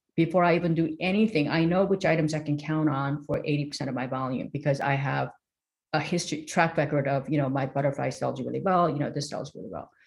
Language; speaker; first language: English; early bilingual, other home language; Korean